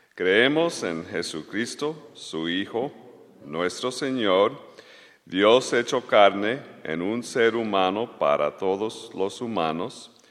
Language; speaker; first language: Spanish; native; Spanish